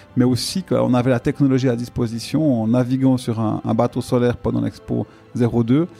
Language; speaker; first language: French; native; French